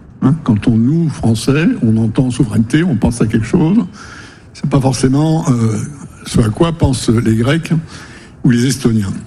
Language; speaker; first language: French; native; French